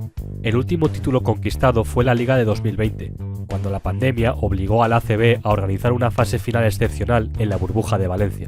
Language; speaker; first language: Spanish; native; Spanish